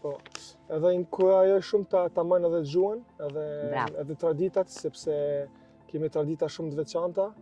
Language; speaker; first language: Albanian; early bilingual, heritage; Albanian